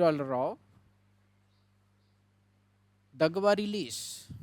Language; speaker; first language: Russian; non-native, learner; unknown